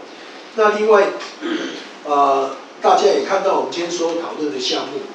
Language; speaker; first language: Chinese; native; Chinese